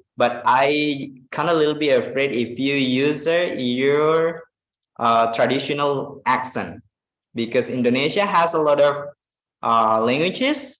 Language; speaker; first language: English; non-native, fluent; Indonesian